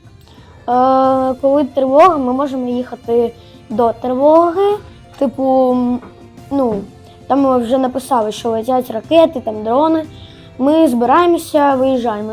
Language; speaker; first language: Ukrainian; non-native, local second language; Russian